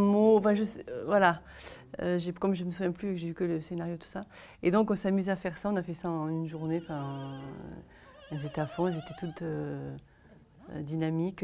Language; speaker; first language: French; native; French